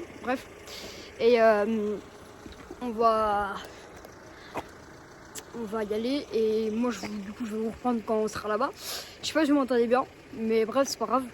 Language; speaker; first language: French; native; French